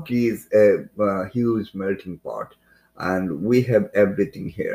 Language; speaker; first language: English; non-native, local second language; Bangla